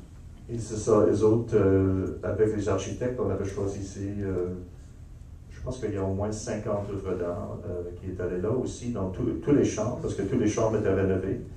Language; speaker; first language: French; non-native, local second language; English